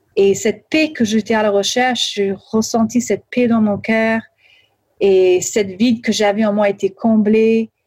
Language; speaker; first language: French; early bilingual, heritage; French